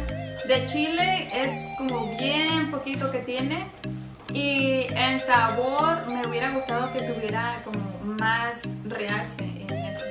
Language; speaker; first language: Spanish; native; Spanish